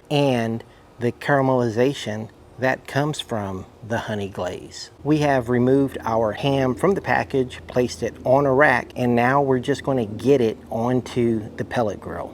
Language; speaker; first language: English; native; English